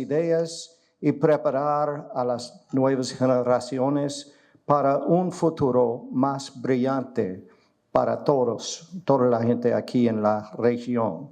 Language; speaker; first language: Spanish; non-native, learner; English